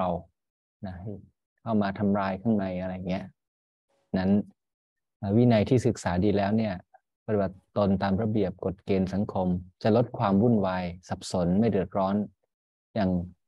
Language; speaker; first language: Thai; native; Thai